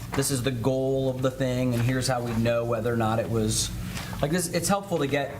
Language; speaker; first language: English; native; English